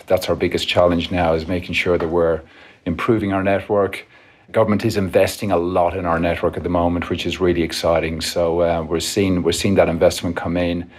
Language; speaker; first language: English; native; English